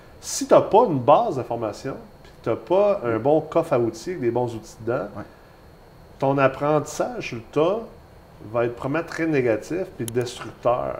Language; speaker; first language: French; native; French